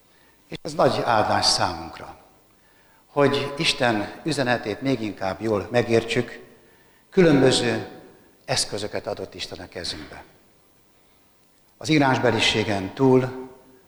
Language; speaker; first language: Hungarian; native; Hungarian